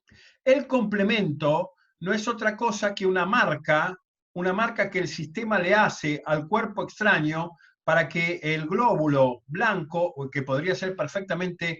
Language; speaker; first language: Spanish; native; Spanish